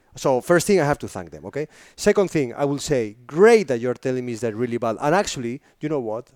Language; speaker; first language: English; non-native, fluent; Spanish